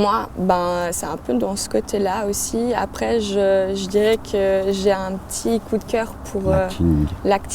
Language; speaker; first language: French; native; French